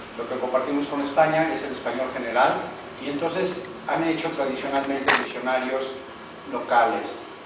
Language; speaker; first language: Spanish; native; Spanish